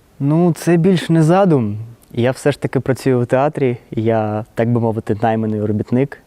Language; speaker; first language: Ukrainian; non-native, local second language; Russian